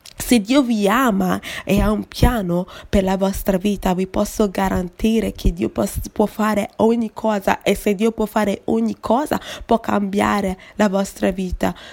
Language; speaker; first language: Italian; non-native, fluent; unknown